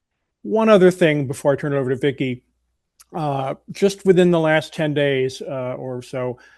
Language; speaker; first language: English; native; English